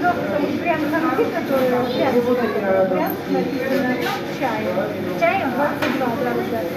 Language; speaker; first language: Russian; native; Russian